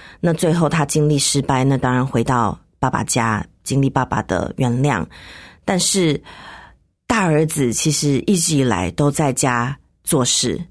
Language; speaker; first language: Chinese; native; Chinese